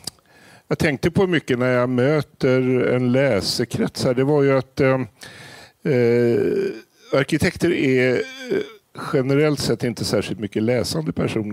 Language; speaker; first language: Swedish; native; Swedish